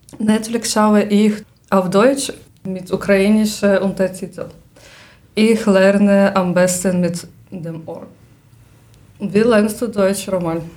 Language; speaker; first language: German; non-native, learner; Ukrainian